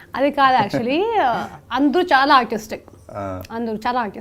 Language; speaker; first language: Telugu; non-native, local second language; Hindi